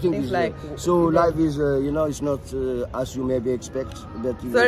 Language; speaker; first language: English; non-native, learner; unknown